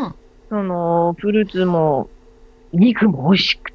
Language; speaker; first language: Japanese; non-native, learner; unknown